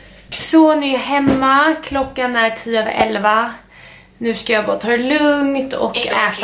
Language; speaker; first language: Swedish; native; Swedish